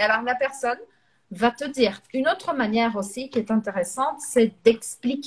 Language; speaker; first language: French; non-native, fluent; Portuguese